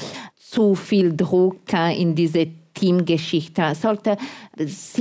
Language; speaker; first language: German; non-native, fluent; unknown